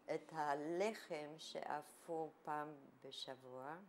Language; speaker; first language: Hebrew; non-native, fluent; German